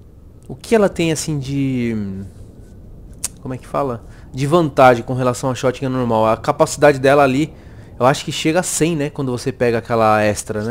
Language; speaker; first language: Portuguese; native; Portuguese